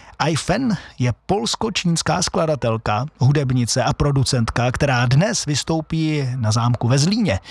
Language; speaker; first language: Czech; native; Czech